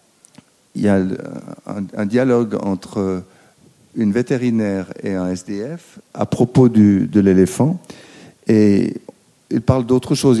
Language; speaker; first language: French; native; French